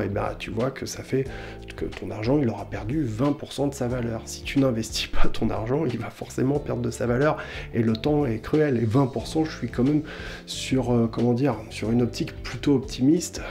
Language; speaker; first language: French; native; French